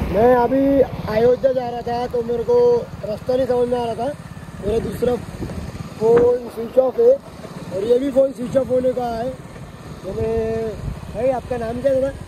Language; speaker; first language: Hindi; non-native, local second language; Marathi